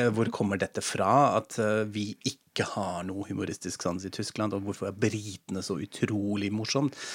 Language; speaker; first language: Norwegian; non-native, fluent; German